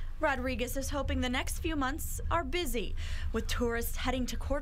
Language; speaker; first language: English; native; English